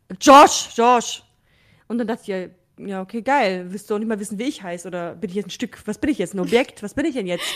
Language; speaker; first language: German; early bilingual, other home language; Russian